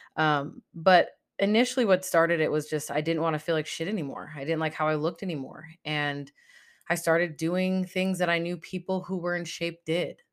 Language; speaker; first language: English; native; English